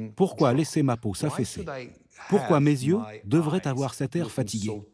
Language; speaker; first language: French; non-native, fluent; Portuguese